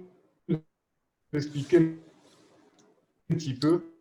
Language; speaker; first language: French; native; French